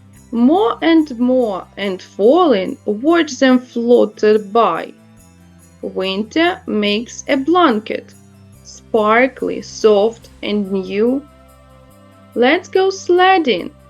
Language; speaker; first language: English; non-native, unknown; Ukrainian